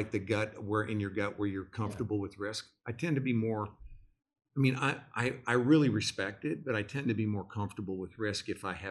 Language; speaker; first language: English; native; English